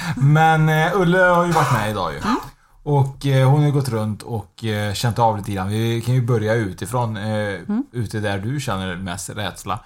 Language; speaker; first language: Swedish; native; Swedish